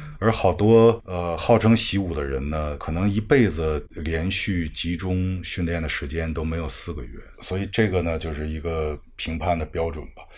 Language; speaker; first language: Chinese; native; Chinese